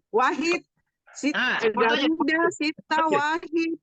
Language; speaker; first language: Arabic; non-native, learner; Indonesian